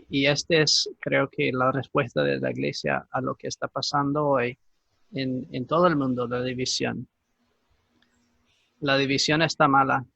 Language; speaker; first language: Spanish; non-native, fluent; English